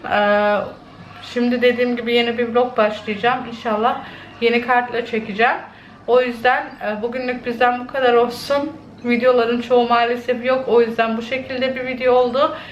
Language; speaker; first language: Turkish; early bilingual, heritage; Turkish